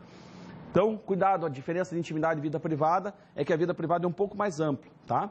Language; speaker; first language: Portuguese; native; Portuguese